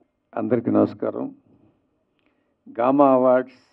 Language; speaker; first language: Telugu; native; Telugu